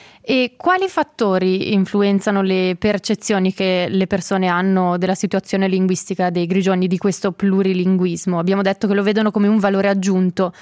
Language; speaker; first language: Italian; native; Italian